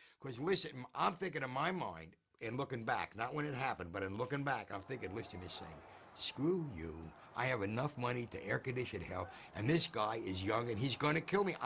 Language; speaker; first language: English; native; English